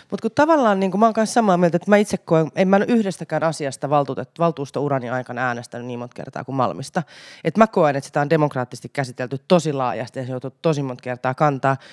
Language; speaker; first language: Finnish; native; Finnish